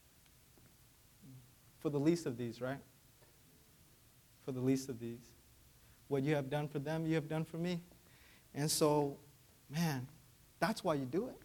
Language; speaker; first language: English; early bilingual, other home language; Vietnamese